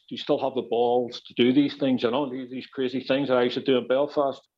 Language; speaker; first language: English; native; English